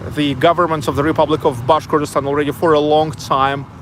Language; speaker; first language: English; non-native, fluent; Russian